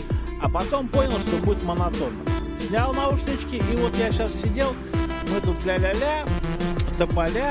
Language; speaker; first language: Russian; native; Russian